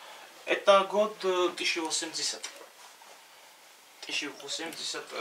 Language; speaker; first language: Russian; non-native, learner; Georgian